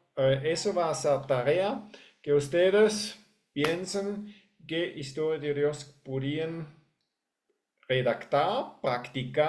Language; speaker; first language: Spanish; non-native, fluent; English